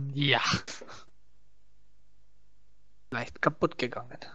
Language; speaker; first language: German; native; German